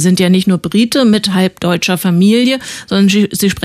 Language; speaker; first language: German; native; German